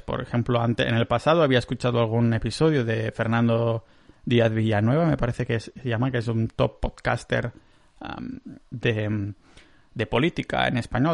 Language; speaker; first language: Spanish; non-native, local second language; Catalan